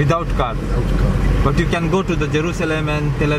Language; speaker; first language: English; non-native, learner; Nepali